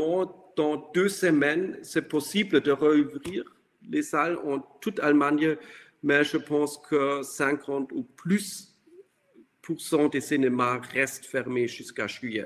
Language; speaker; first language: French; non-native, fluent; German